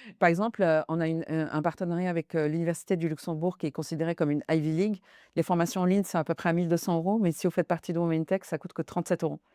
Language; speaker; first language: French; early bilingual, other home language; Arabic